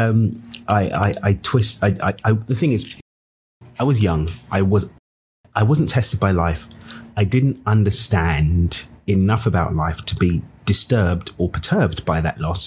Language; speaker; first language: English; native; English